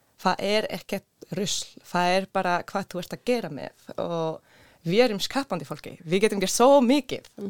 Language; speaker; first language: Icelandic; non-native, learner; Swedish